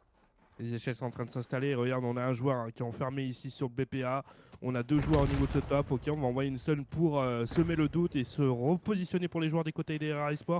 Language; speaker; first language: French; native; French